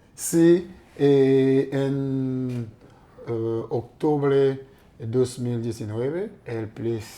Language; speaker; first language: Spanish; non-native, fluent; Haitian Creole